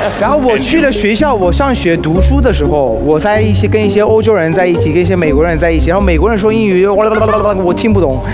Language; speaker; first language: Chinese; non-native, fluent; Persian